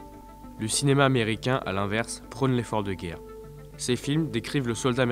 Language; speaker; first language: French; native; French